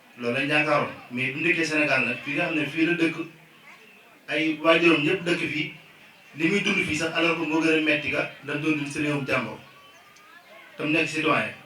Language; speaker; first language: Wolof; native; Wolof